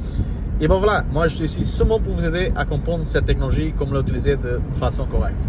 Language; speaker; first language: French; non-native, fluent; Portuguese